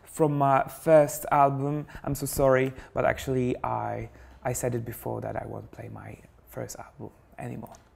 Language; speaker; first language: English; non-native, fluent; Polish